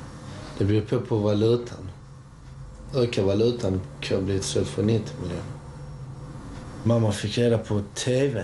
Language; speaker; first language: Swedish; early bilingual, other home language; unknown